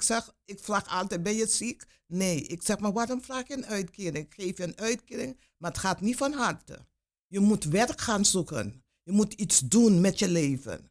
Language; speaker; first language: Dutch; non-native, local second language; Papiamento